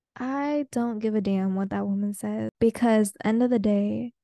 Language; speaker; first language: English; early bilingual, other home language; Spanish